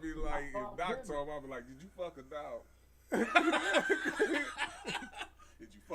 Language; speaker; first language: English; native; English